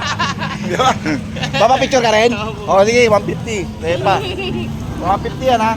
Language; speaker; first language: Filipino; native; Filipino